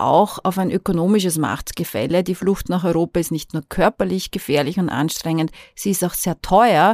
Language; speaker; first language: German; native; German